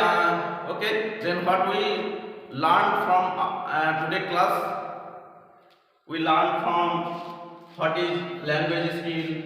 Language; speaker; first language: English; non-native, local second language; Bangla